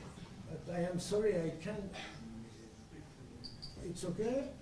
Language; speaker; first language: English; non-native, learner; French